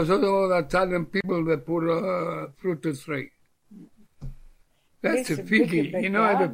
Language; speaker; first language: English; non-native, learner; Italian